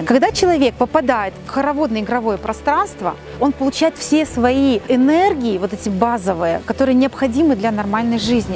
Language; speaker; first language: Russian; native; Russian